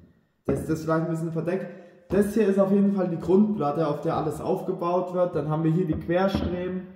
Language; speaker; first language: German; native; German